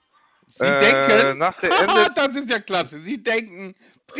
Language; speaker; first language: German; native; German